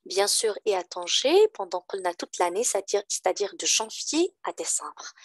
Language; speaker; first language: French; non-native, local second language; Arabic